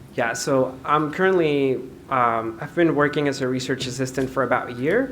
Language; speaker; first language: English; non-native, fluent; Spanish